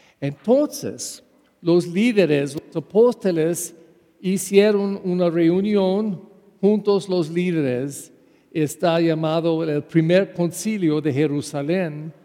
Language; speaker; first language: Spanish; non-native, fluent; English